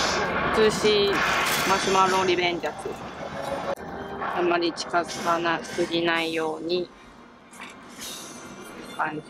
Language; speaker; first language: Japanese; non-native, fluent; Chinese